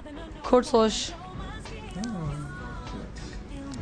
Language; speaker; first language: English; non-native, learner; Turkish